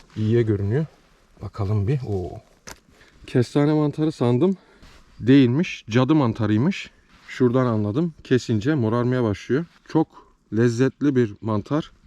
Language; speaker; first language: Turkish; early bilingual, heritage; Turkish